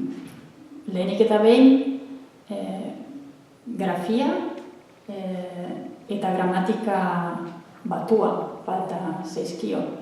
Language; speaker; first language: Basque; non-native, fluent; Italian